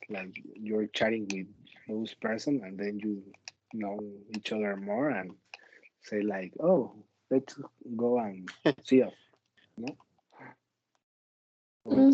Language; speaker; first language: English; non-native, learner; Spanish